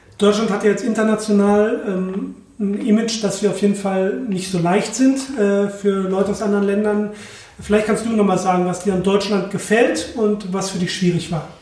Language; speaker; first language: German; native; German